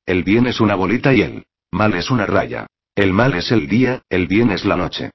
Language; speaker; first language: Spanish; native; Spanish